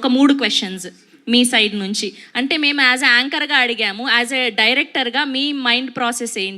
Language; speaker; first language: Telugu; native; Telugu